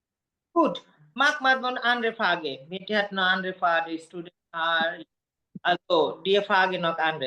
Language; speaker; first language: German; non-native, learner; Bangla